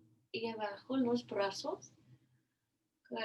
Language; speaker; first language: Spanish; non-native, learner; English